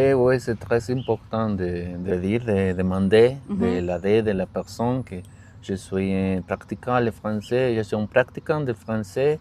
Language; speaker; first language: French; non-native, learner; Spanish